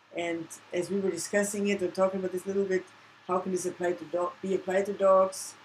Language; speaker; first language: English; non-native, fluent; German